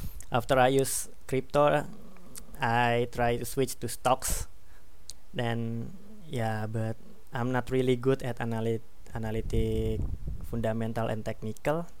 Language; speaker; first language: English; non-native, learner; Indonesian